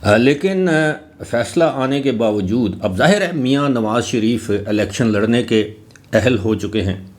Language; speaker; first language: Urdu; non-native, local second language; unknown